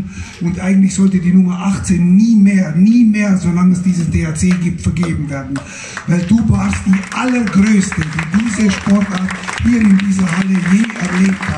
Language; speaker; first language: German; native; German